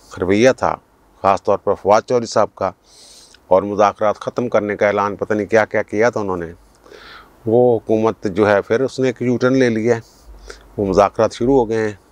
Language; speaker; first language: Urdu; non-native, local second language; Punjabi